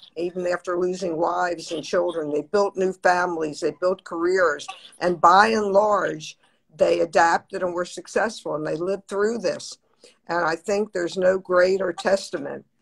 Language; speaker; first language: English; native; English